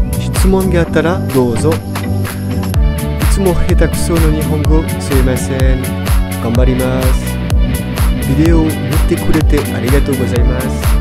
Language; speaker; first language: Japanese; non-native, learner; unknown